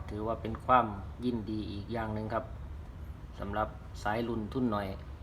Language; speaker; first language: Thai; non-native, local second language; Northeastern Thai